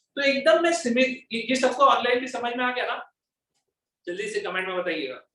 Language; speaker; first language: Hindi; non-native, local second language; Gujarati